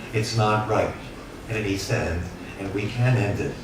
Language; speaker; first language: English; native; English